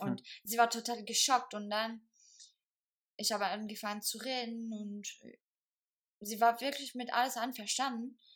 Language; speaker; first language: German; non-native, fluent; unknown